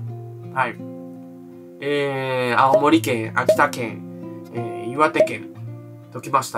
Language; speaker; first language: Japanese; native; Japanese